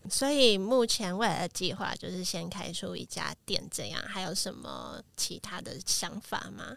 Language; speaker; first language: Chinese; native; Chinese